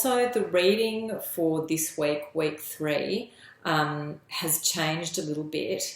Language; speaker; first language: English; native; English